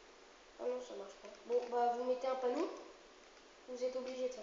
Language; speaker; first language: French; native; French